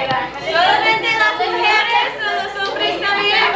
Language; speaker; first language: Spanish; early bilingual, other home language; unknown